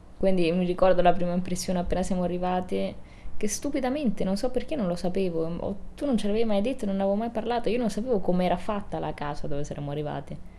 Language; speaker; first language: Italian; early bilingual, other home language; Spanish